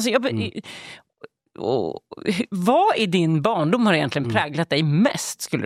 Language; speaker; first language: Swedish; native; Swedish